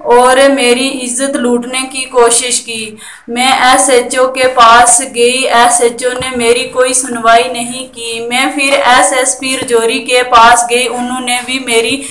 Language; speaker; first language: Hindi; native; Hindi